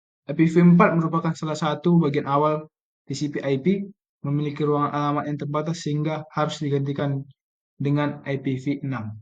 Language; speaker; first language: Indonesian; native; Indonesian